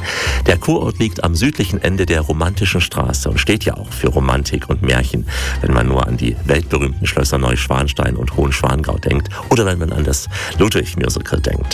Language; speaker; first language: German; native; German